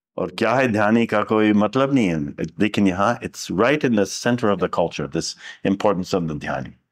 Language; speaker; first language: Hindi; non-native, fluent; English